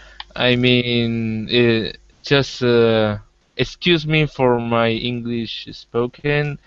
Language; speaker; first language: English; non-native, learner; Spanish